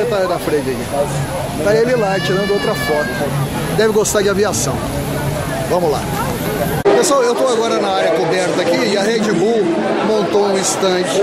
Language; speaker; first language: Portuguese; native; Portuguese